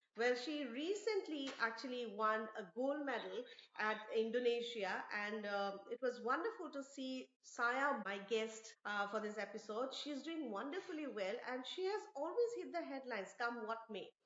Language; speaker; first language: English; non-native, local second language; Assamese